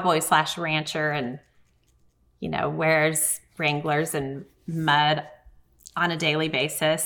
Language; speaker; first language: English; native; English